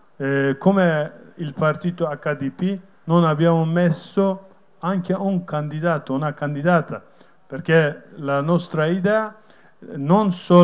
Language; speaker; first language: Italian; non-native, learner; Kurdish